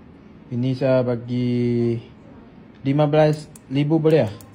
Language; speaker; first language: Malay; non-native, local second language; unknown